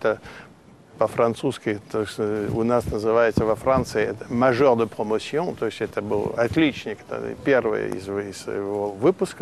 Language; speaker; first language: Russian; early bilingual, heritage; Russian